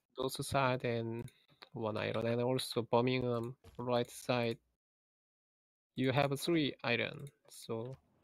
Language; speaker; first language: English; non-native, learner; Korean